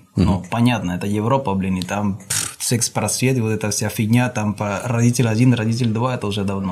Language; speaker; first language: Russian; non-native, fluent; Spanish